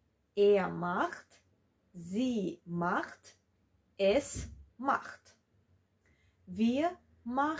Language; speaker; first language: German; non-native, fluent; Georgian